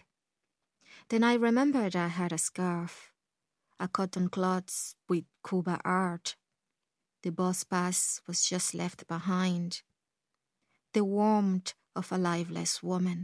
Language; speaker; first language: English; early bilingual, other home language; Kongo